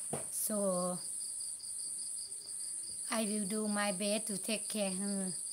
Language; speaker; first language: English; non-native, learner; Thai